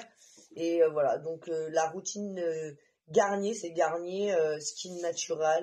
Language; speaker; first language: French; native; French